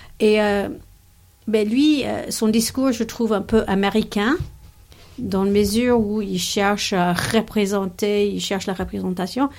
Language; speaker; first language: French; non-native, fluent; English